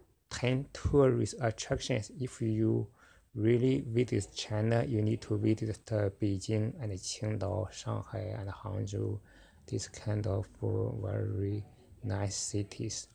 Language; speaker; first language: English; non-native, fluent; Chinese